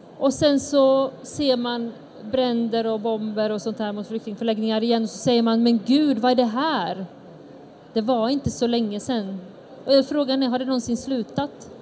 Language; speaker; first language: Swedish; early bilingual, other home language; Bosnian